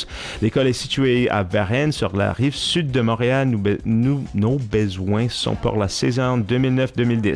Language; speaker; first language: French; non-native, fluent; English